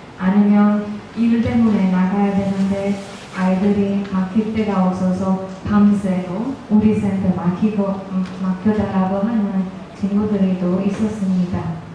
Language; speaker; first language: Korean; non-native, fluent; Romanian